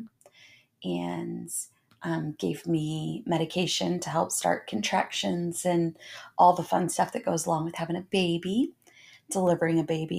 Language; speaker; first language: English; native; English